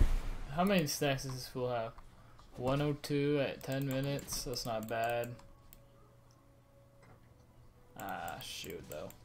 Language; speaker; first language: English; native; English